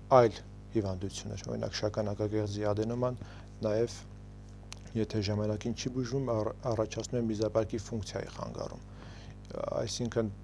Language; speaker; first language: Armenian; native; Armenian